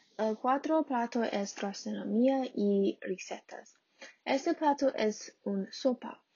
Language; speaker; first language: Spanish; non-native, learner; English